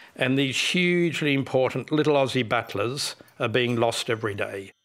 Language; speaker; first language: English; native; English